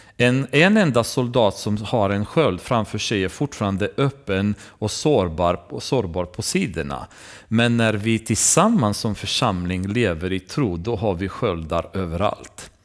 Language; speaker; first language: Swedish; non-native, fluent; Romanian